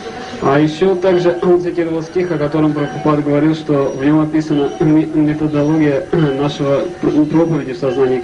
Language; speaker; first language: Russian; native; Russian